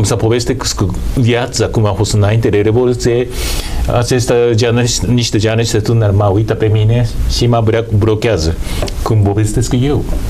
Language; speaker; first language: Romanian; non-native, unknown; Japanese